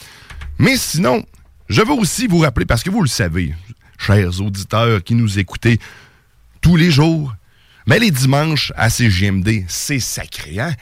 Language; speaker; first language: French; native; French